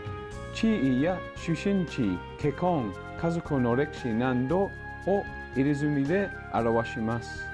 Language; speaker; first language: Japanese; non-native, fluent; English